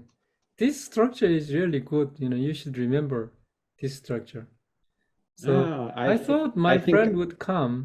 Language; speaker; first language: English; non-native, fluent; Korean